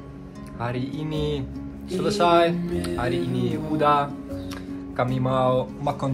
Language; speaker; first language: Indonesian; non-native, learner; Dutch